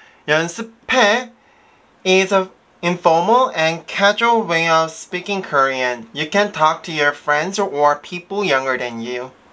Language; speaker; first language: English; non-native, fluent; Korean